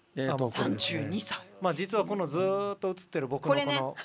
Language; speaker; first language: Japanese; native; Japanese